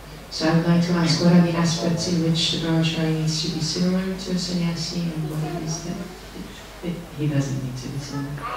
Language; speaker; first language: English; non-native, fluent; Hungarian